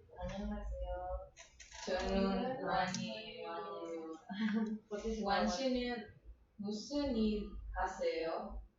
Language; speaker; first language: Korean; non-native, learner; Spanish